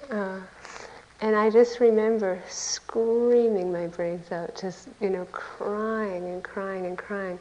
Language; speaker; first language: English; native; English